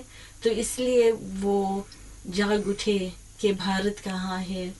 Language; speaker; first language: Hindi; early bilingual, heritage; English